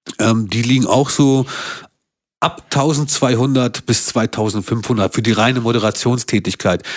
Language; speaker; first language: German; early bilingual, other home language; Albanian